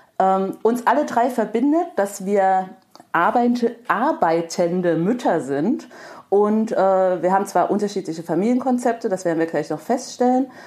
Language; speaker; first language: German; native; German